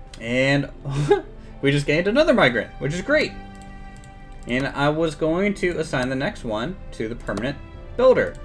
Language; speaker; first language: English; native; English